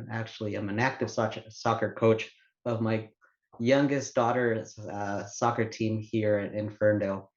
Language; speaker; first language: English; non-native, fluent; Spanish